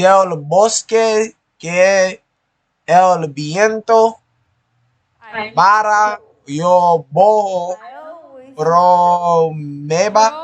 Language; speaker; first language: Spanish; non-native, learner; English